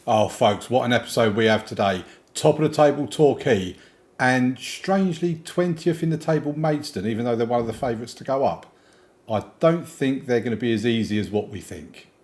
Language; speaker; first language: English; native; English